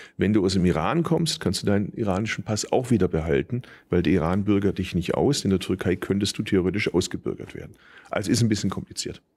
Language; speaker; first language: German; early bilingual, other home language; Turkish